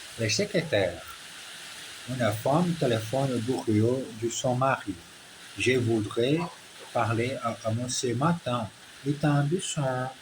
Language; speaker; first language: French; non-native, learner; Portuguese